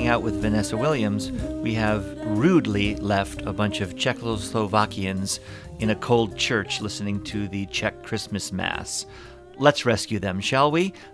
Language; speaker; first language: English; native; English